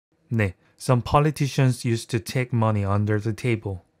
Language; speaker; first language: English; non-native, fluent; Korean